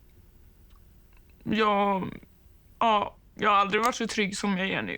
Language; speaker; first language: Swedish; native; Swedish